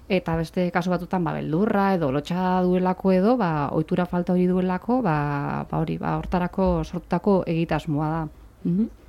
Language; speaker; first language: Basque; native; Basque